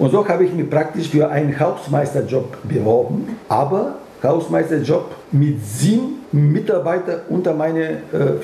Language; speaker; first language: German; non-native, fluent; Bulgarian